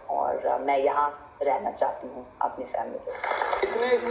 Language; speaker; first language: Hindi; non-native, fluent; English